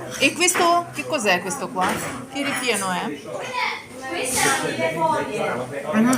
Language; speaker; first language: Italian; non-native, learner; Ukrainian